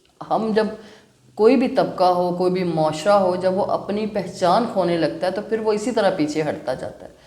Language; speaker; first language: Urdu; non-native, local second language; Punjabi